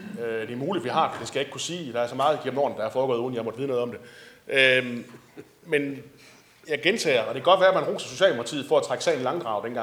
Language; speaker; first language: Danish; native; Danish